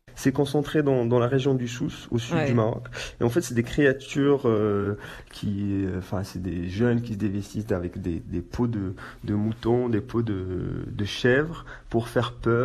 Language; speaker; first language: French; non-native, local second language; Arabic